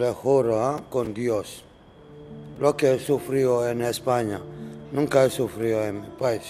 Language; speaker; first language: Spanish; non-native, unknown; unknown